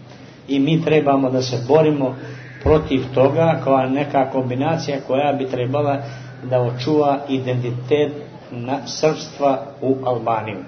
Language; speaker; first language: Serbian; early bilingual, heritage; Serbian